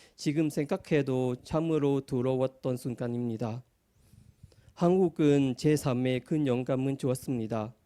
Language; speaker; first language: Korean; non-native, fluent; Thai